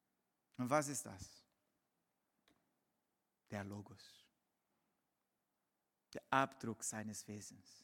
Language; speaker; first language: German; non-native, fluent; Portuguese